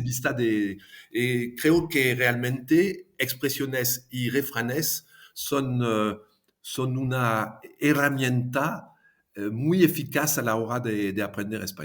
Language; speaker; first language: Spanish; non-native, fluent; French